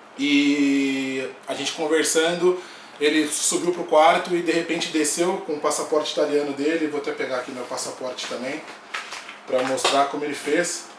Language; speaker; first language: Portuguese; native; Portuguese